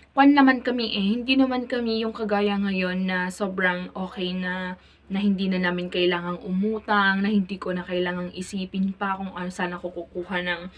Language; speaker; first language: Filipino; native; Filipino